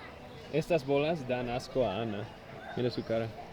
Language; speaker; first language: Spanish; non-native, fluent; English